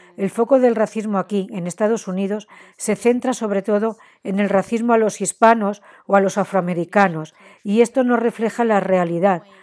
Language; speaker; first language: Spanish; non-native, fluent; Chinese